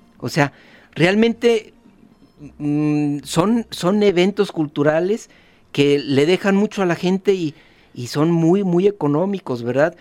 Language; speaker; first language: Spanish; native; Spanish